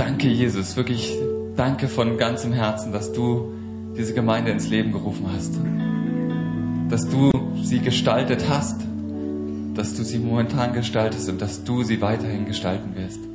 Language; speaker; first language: German; native; German